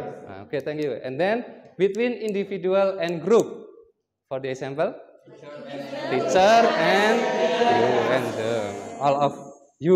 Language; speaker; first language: English; non-native, learner; Indonesian